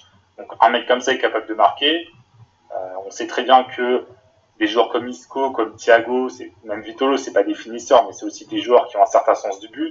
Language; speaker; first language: French; native; French